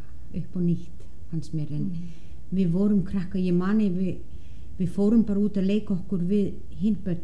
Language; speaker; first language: Icelandic; non-native, fluent; Danish